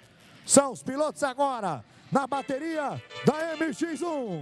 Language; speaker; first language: Portuguese; native; Portuguese